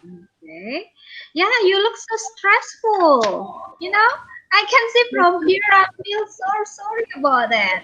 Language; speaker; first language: English; non-native, fluent; Indonesian